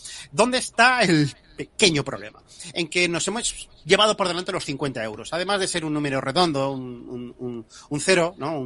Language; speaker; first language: Spanish; native; Spanish